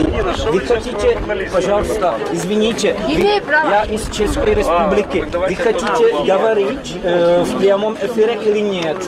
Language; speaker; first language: Russian; non-native, learner; Czech